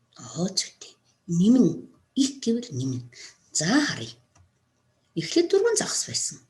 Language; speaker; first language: Mongolian; non-native, local second language; Kazakh